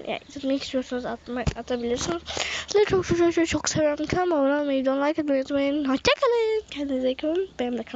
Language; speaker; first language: Turkish; native; Turkish